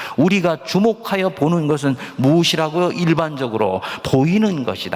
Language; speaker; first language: Korean; native; Korean